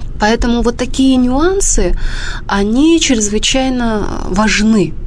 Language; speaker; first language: Russian; native; Russian